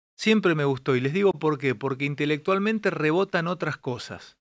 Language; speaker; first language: Spanish; native; Spanish